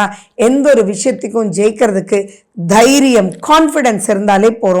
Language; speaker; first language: Tamil; native; Tamil